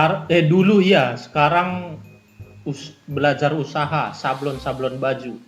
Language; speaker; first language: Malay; non-native, local second language; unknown